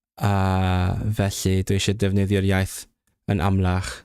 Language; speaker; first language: Welsh; non-native, learner; English